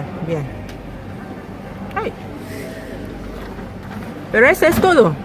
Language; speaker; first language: Spanish; non-native, fluent; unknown